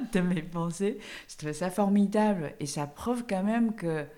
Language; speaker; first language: French; non-native, fluent; Chinese